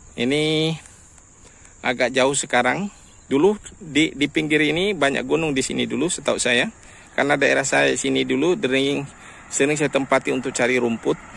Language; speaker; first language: Indonesian; native; Indonesian